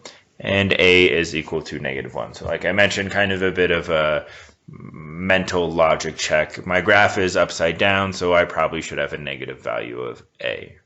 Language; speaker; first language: English; native; English